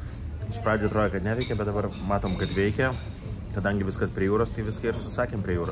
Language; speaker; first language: Lithuanian; native; Lithuanian